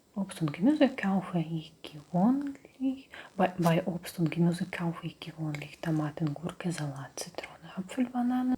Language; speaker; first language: German; non-native, learner; Russian